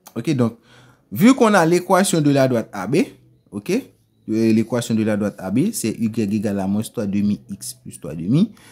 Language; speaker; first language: French; non-native, local second language; Haitian Creole